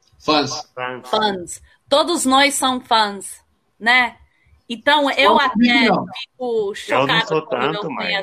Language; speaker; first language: Portuguese; early bilingual, heritage; Portuguese